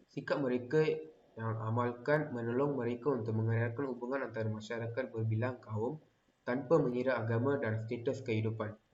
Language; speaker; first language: Malay; non-native, local second language; Tamil